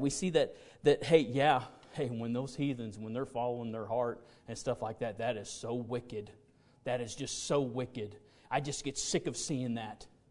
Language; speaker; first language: English; native; English